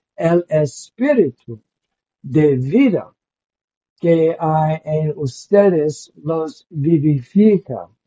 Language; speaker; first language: Spanish; non-native, learner; English